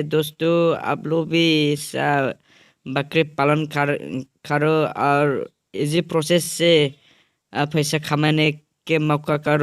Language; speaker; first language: Hindi; non-native, local second language; Bodo